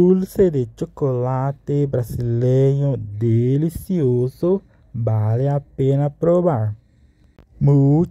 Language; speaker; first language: Spanish; non-native, learner; Portuguese